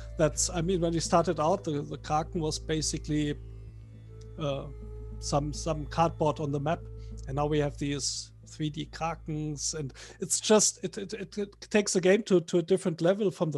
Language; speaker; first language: English; non-native, fluent; German